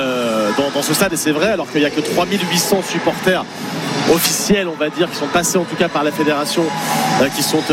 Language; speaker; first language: French; native; French